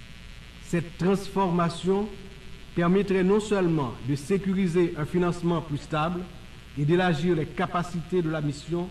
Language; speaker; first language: French; non-native, local second language; Haitian Creole